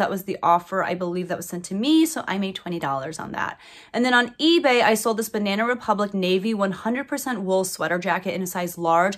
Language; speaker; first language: English; native; English